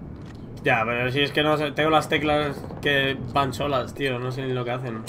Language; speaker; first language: Spanish; native; Spanish